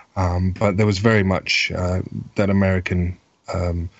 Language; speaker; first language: English; native; English